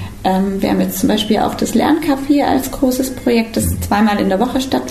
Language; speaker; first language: German; native; German